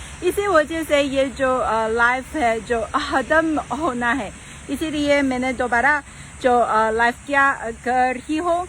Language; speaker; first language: Urdu; non-native, fluent; Chinese